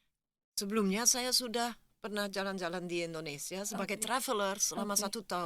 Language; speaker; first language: Indonesian; non-native, fluent; Dutch